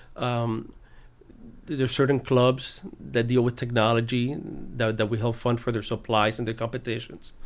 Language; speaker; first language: English; early bilingual, other home language; Spanish